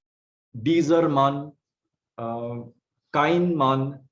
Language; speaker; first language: German; non-native, fluent; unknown